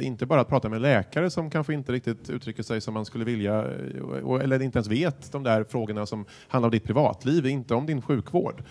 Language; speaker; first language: Swedish; native; Swedish